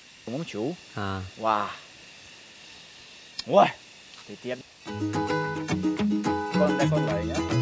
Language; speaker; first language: Vietnamese; non-native, learner; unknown